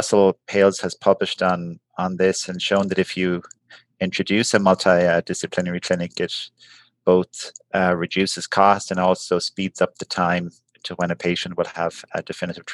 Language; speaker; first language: English; native; English